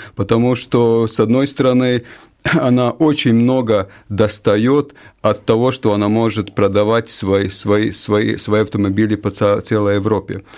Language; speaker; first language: Russian; non-native, local second language; Latvian